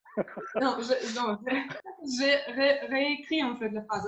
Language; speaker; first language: French; non-native, fluent; Russian